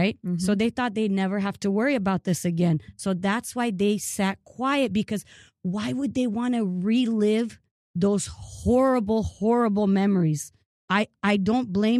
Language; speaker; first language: English; early bilingual, other home language; Ukrainian